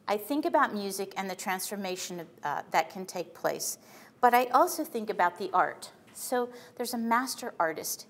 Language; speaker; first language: English; native; English